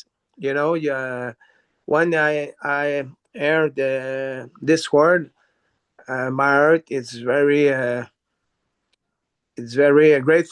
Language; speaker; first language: English; non-native, learner; French